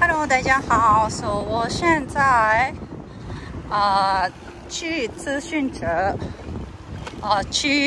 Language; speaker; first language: Chinese; non-native, learner; Japanese